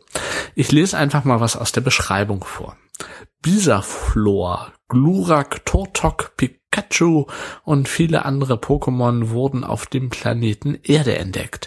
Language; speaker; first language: German; native; German